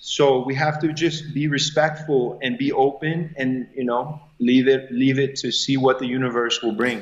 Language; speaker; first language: English; early bilingual, other home language; Portuguese